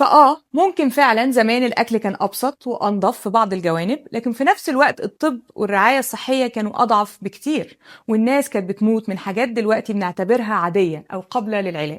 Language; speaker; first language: Arabic; native; Arabic